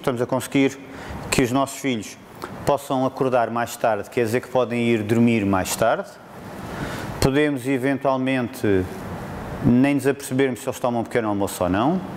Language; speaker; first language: Portuguese; native; Portuguese